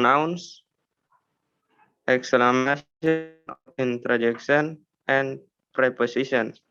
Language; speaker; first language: English; non-native, learner; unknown